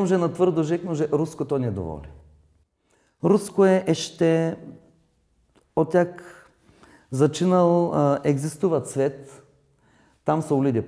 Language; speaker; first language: Czech; non-native, learner; Bulgarian